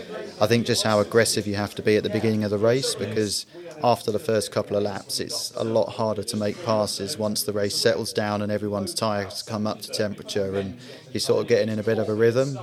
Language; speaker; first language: English; native; English